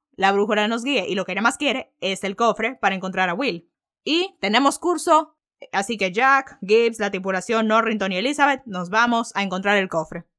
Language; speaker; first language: Spanish; early bilingual, heritage; Spanish